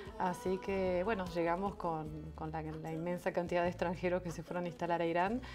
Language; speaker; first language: Spanish; non-native, fluent; French